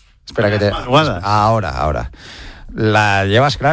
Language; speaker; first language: Spanish; native; Spanish